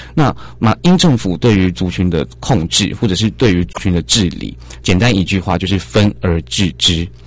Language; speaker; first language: Chinese; native; Chinese